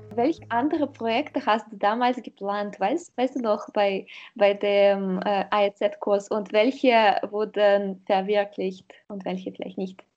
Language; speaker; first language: German; non-native, fluent; Russian